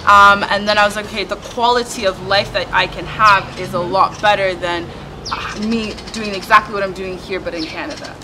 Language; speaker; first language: English; native; English